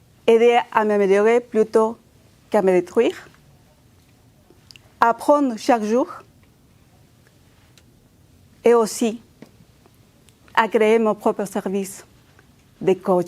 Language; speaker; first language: French; non-native, fluent; Spanish